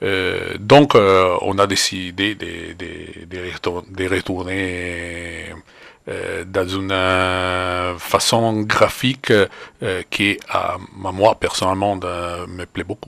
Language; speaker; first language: French; non-native, fluent; Italian